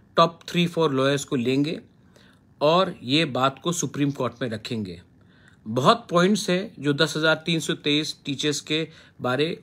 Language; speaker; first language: Hindi; non-native, local second language; Kok Borok